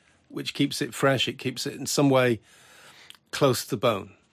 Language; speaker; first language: English; native; English